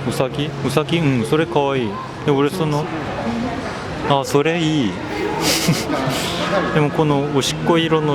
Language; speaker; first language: Japanese; non-native, fluent; Korean